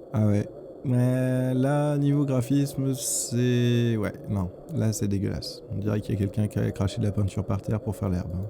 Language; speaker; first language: French; native; French